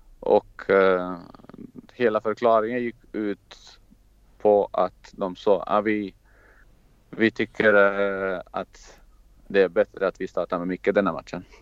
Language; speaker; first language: Swedish; non-native, fluent; Croatian